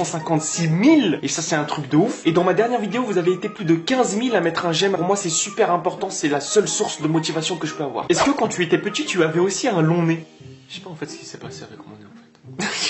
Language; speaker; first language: French; native; French